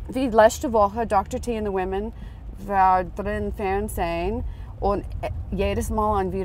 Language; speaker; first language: German; non-native, learner; English